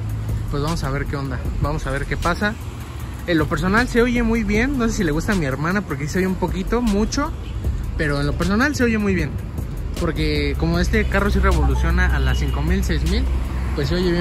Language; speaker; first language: Spanish; native; Spanish